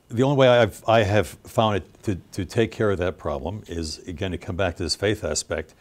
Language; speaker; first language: English; native; English